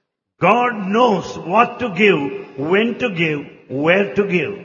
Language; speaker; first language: English; non-native, local second language; Telugu